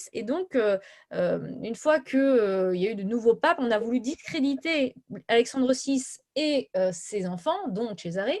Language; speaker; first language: French; native; French